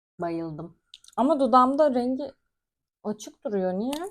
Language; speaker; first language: Turkish; native; Turkish